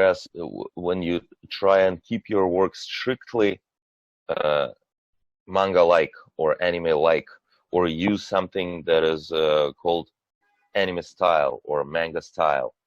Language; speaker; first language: English; non-native, fluent; Russian